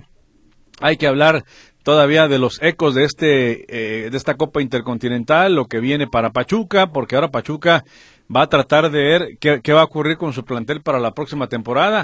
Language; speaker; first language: Spanish; native; Spanish